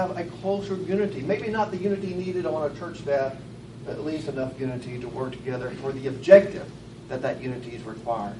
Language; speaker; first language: English; native; English